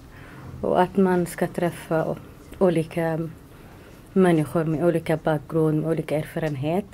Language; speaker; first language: Swedish; non-native, learner; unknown